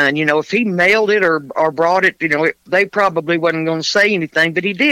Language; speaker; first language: English; native; English